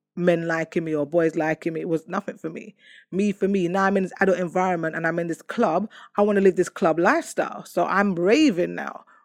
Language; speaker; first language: English; native; English